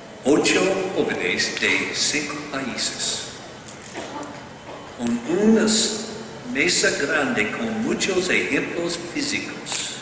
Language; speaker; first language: Spanish; non-native, learner; English